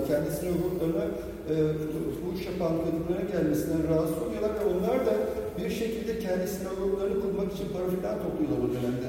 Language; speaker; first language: Turkish; native; Turkish